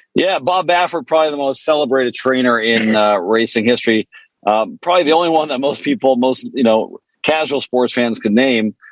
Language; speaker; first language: English; non-native, fluent; French